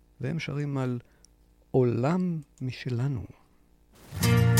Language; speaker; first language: Hebrew; native; Hebrew